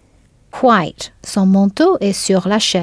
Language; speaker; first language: French; non-native, fluent; English